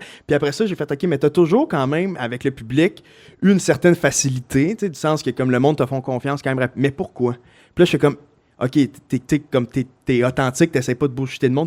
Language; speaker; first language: French; native; French